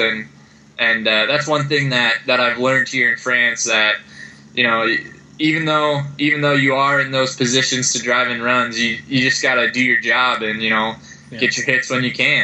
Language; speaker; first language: English; native; English